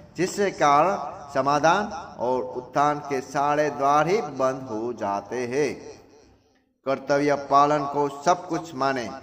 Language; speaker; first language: Hindi; non-native, local second language; Gujarati